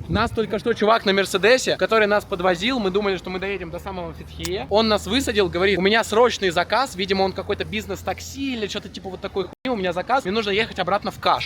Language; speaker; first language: Russian; native; Russian